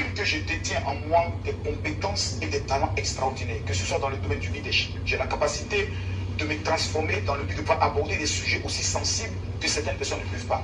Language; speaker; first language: French; native; French